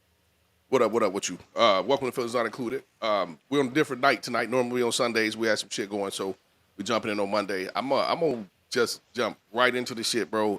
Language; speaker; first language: English; native; English